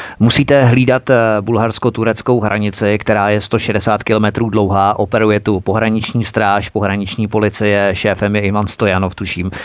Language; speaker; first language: Czech; native; Czech